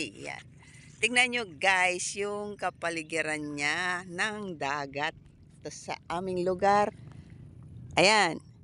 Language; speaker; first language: Filipino; non-native, local second language; Waray